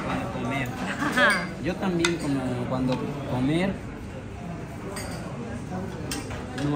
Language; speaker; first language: Spanish; non-native, learner; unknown